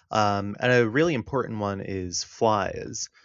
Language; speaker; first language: English; native; English